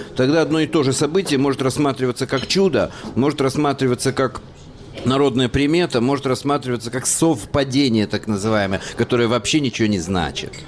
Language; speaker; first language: Russian; native; Russian